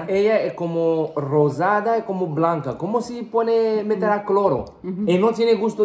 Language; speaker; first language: Spanish; non-native, learner; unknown